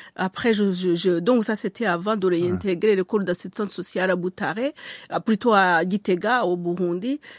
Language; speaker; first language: French; non-native, local second language; Kinyarwanda